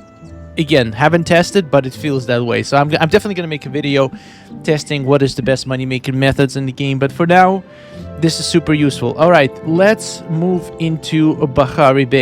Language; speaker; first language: English; non-native, fluent; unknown